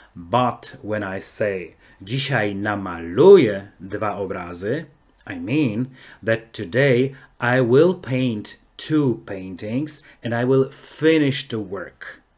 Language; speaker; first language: English; non-native, fluent; Polish